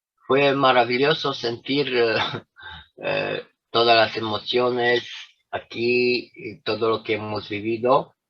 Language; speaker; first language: Spanish; non-native, fluent; Romanian